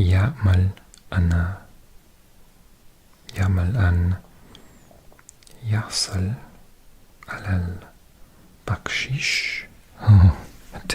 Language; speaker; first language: Arabic; non-native, learner; English